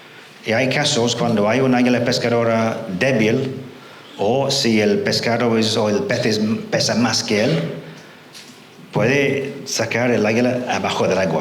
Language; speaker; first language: Spanish; non-native, fluent; English